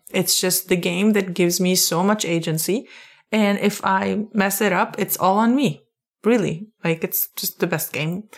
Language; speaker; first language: English; non-native, fluent; Arabic